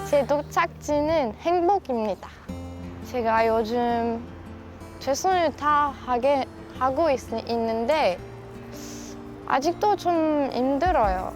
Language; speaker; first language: Korean; non-native, learner; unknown